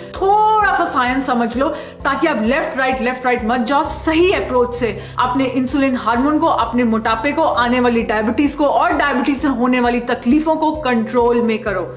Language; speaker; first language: Hindi; native; Hindi